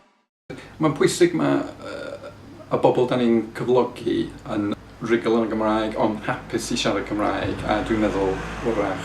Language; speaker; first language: Welsh; non-native, fluent; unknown